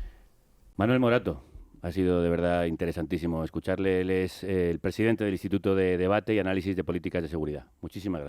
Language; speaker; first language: Spanish; native; Spanish